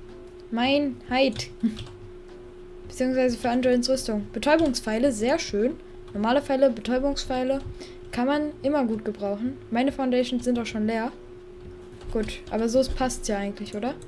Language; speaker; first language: German; native; German